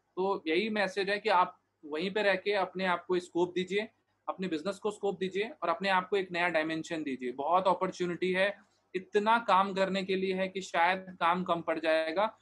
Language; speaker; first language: Hindi; native; Hindi